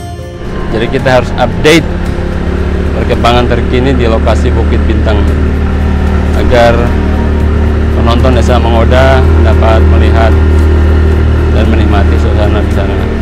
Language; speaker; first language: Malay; non-native, local second language; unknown